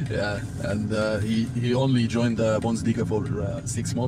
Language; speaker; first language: English; non-native, fluent; Arabic